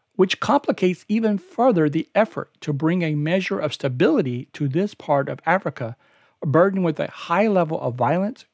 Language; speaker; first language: English; native; English